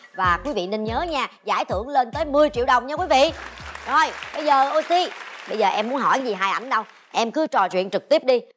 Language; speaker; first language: Vietnamese; native; Vietnamese